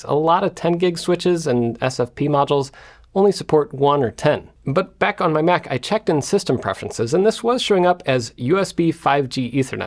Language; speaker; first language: English; native; English